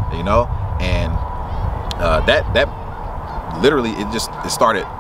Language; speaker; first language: English; native; English